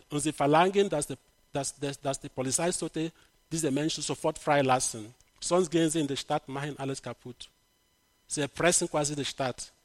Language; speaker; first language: German; non-native, fluent; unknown